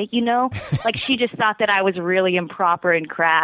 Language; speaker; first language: English; native; English